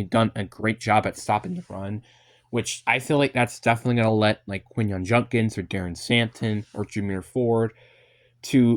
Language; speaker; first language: English; native; English